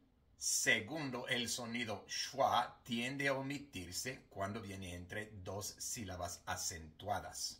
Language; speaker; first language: Spanish; non-native, fluent; English